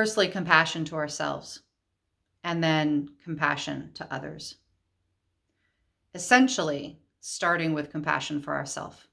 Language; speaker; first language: English; native; English